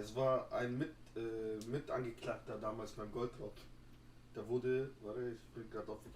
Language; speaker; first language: German; native; German